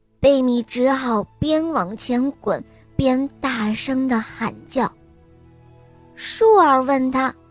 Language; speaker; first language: Chinese; native; Chinese